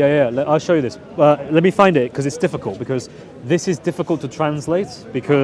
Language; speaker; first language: English; native; English